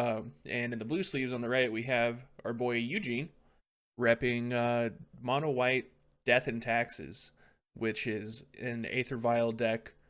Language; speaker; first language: English; native; English